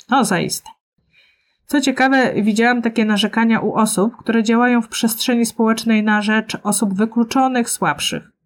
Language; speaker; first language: Polish; native; Polish